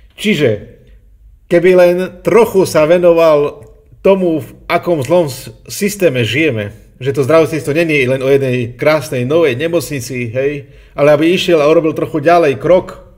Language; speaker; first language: Slovak; native; Slovak